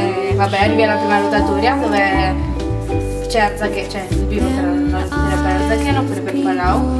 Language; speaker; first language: Italian; native; Italian